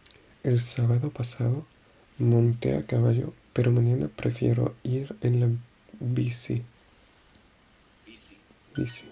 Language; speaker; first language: Spanish; non-native, learner; French